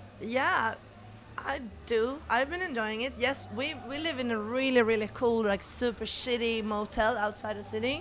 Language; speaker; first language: English; non-native, fluent; Swedish